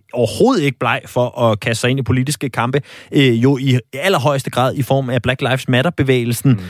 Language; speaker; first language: Danish; native; Danish